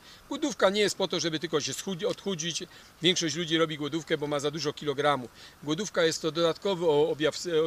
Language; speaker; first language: Polish; native; Polish